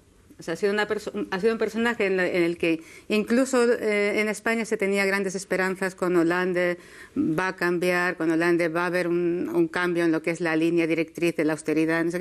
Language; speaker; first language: Spanish; native; Spanish